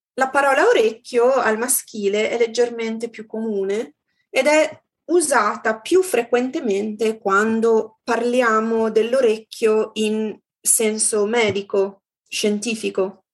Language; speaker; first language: Italian; native; Italian